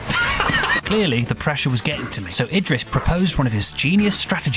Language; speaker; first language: English; native; English